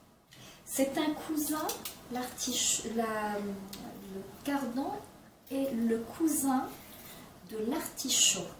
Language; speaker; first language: French; non-native, local second language; Arabic